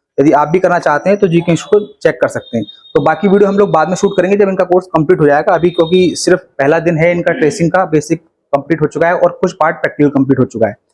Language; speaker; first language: Hindi; native; Hindi